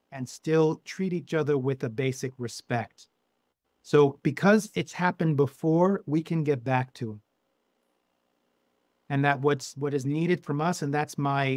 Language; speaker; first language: English; native; English